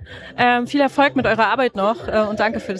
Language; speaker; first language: German; native; German